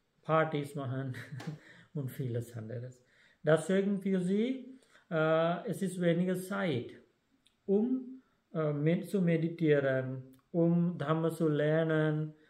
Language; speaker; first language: German; non-native, fluent; Sinhala